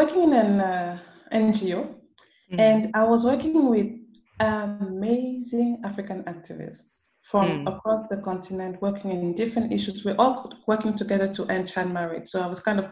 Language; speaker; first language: English; non-native, local second language; French